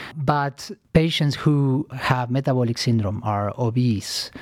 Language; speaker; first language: English; non-native, fluent; Spanish